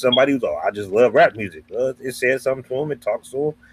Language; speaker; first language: English; native; English